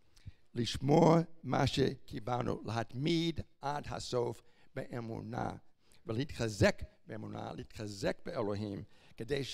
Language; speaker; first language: Hebrew; non-native, fluent; English